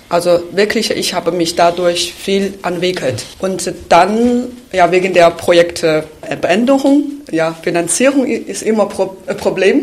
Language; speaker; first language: German; non-native, fluent; Chinese